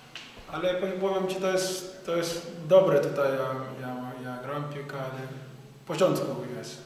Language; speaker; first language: Polish; non-native, learner; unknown